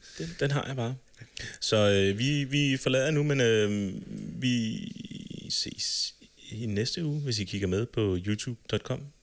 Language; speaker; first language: Danish; native; Danish